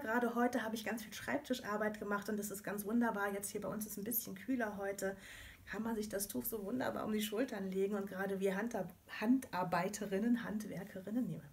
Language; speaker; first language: German; native; German